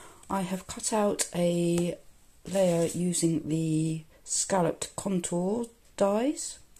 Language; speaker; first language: English; native; English